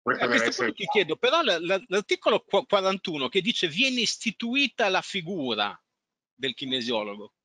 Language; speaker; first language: Italian; native; Italian